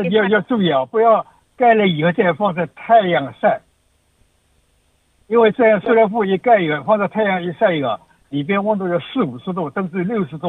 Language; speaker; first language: Chinese; native; Chinese